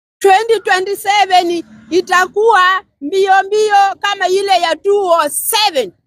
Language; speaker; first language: Swahili; non-native, local second language; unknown